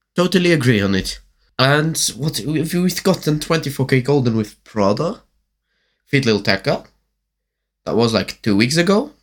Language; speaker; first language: English; non-native, learner; German